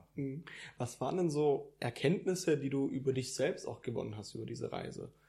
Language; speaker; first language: German; early bilingual, other home language; Italian